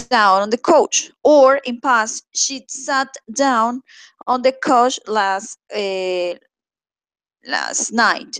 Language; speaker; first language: English; non-native, fluent; Spanish